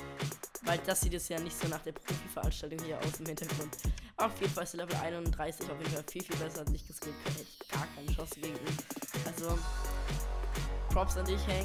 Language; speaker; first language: German; native; German